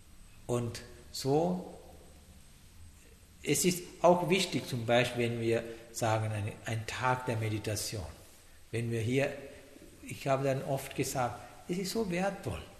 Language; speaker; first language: German; non-native, fluent; Sinhala